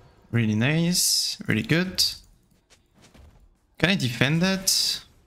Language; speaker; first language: English; non-native, fluent; French